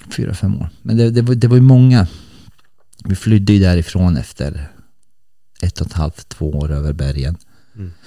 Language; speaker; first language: Swedish; early bilingual, other home language; Bosnian